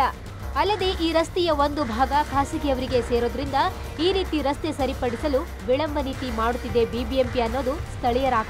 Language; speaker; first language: Kannada; native; Kannada